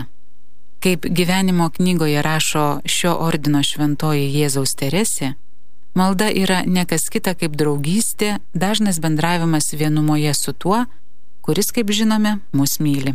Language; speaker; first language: Lithuanian; native; Lithuanian